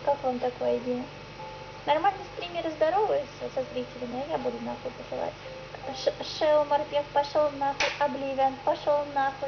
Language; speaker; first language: Russian; native; Russian